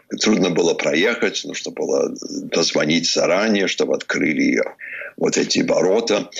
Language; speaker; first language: Russian; early bilingual, heritage; English